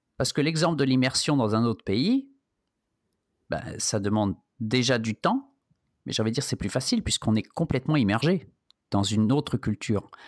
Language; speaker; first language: French; native; French